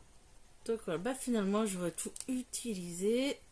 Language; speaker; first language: French; native; French